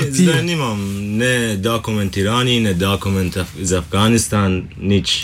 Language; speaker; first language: Slovenian; non-native, learner; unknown